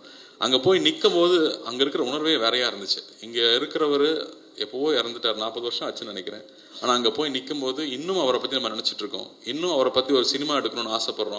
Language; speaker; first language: Tamil; native; Tamil